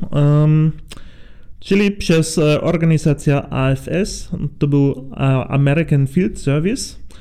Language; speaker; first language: Polish; non-native, learner; German